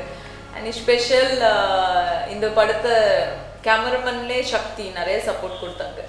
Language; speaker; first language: Tamil; non-native, learner; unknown